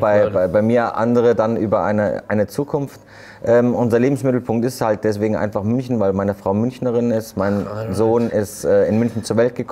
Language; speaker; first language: German; native; German